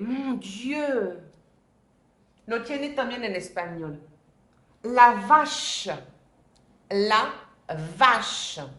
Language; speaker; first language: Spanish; non-native, fluent; French